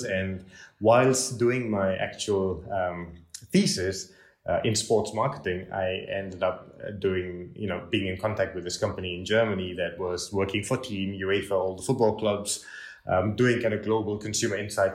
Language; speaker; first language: English; non-native, local second language; Tamil